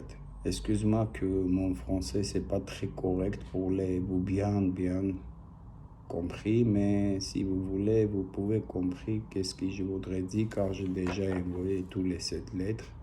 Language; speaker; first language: French; non-native, learner; Armenian